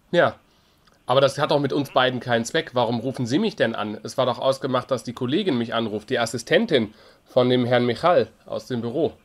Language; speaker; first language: German; native; German